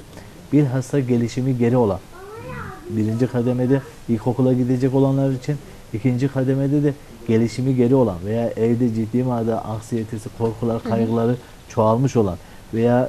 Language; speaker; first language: Turkish; native; Turkish